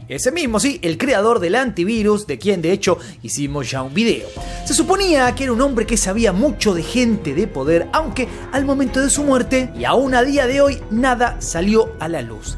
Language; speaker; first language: Spanish; native; Spanish